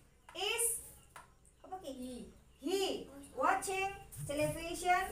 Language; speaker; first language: English; non-native, learner; Indonesian